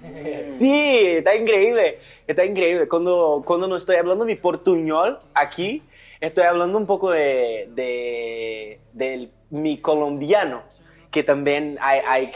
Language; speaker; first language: Spanish; non-native, learner; Portuguese